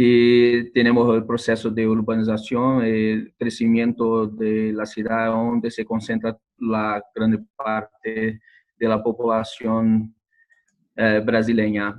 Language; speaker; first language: Spanish; non-native, learner; Portuguese